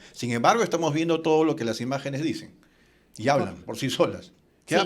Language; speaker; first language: Spanish; native; Spanish